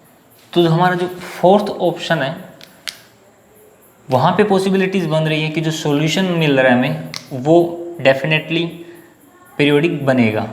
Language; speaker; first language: Hindi; native; Hindi